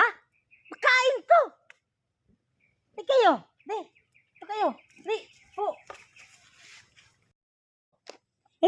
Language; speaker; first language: Filipino; non-native, local second language; Cebuano